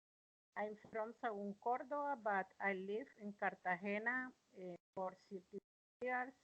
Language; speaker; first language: English; non-native, learner; Spanish